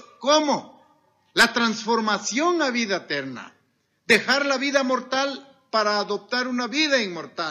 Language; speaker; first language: Spanish; native; Spanish